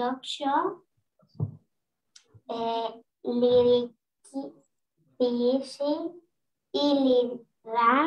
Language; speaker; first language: Greek; non-native, learner; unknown